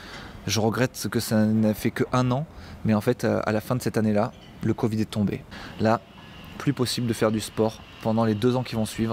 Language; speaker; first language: French; native; French